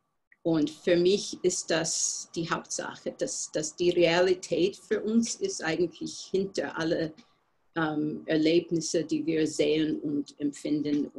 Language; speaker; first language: German; non-native, fluent; English